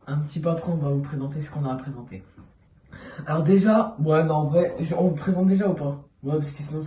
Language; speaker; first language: French; native; French